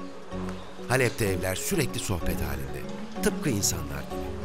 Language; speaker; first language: Turkish; native; Turkish